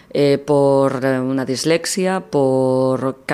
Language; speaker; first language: Spanish; native; Spanish